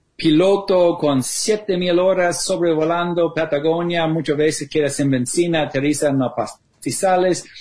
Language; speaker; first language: Spanish; non-native, fluent; English